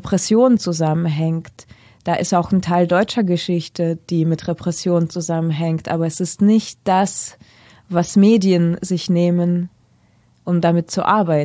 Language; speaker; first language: German; non-native, fluent; Russian